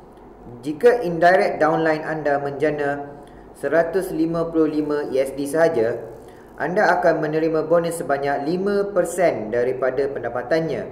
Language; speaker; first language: Malay; native; Malay